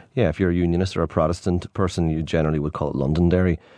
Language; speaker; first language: English; native; English